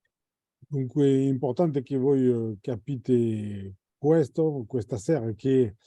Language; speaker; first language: Italian; non-native, fluent; French